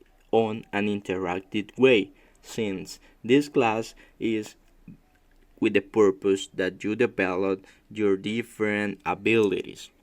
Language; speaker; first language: English; non-native, learner; Spanish